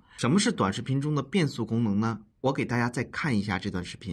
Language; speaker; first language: Chinese; native; Chinese